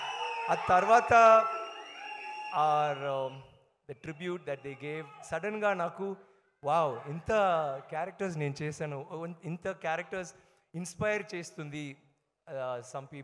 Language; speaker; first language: Telugu; non-native, learner; Tamil